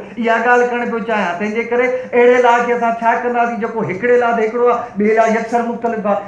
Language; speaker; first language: Sindhi; native; Sindhi